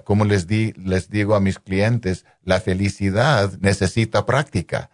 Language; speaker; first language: Spanish; non-native, local second language; English